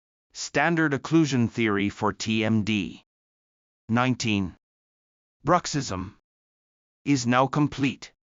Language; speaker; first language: English; non-native, fluent; Japanese